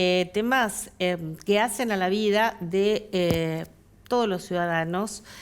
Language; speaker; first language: Spanish; native; Spanish